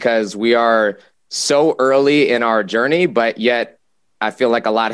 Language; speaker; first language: English; native; English